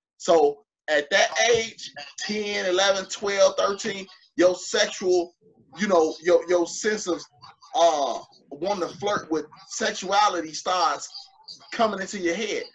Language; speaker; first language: English; native; English